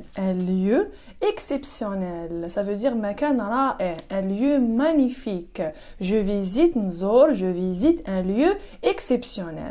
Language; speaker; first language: French; non-native, local second language; Arabic